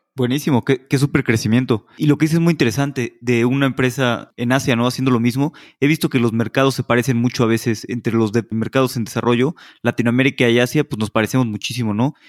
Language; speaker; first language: Spanish; native; Spanish